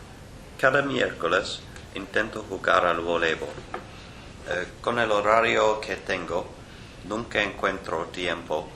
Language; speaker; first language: Spanish; non-native, learner; English